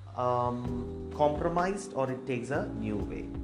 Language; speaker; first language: English; non-native, local second language; Malayalam